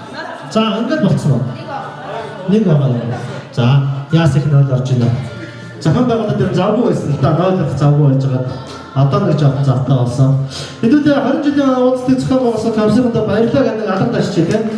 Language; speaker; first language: Mongolian; native; Mongolian